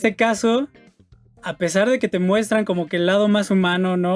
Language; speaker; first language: Spanish; native; Spanish